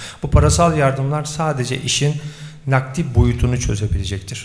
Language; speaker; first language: Turkish; native; Turkish